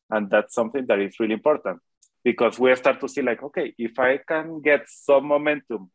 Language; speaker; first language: English; non-native, fluent; Spanish